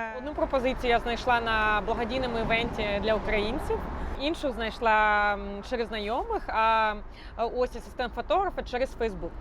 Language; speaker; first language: Ukrainian; native; Ukrainian